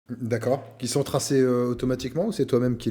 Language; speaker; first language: French; native; French